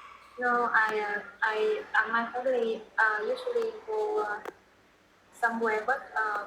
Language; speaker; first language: English; non-native, learner; Vietnamese